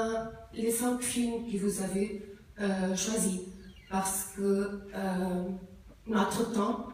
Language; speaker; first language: French; non-native, learner; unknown